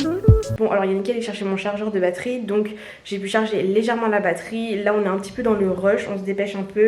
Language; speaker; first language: French; native; French